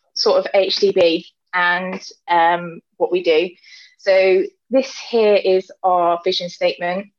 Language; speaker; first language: English; native; English